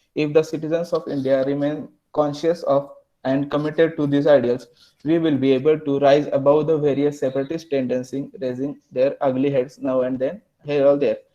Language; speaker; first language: English; non-native, local second language; Marathi